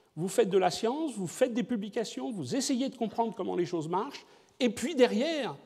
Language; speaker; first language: French; native; French